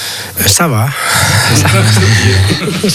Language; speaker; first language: French; non-native, learner; Chinese